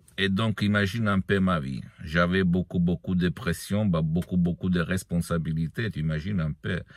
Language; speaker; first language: French; non-native, fluent; Italian